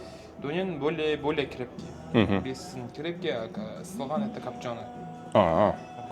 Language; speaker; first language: Russian; non-native, local second language; Kazakh